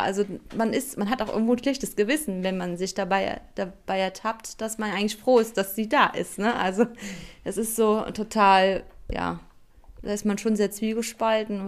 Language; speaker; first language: German; native; German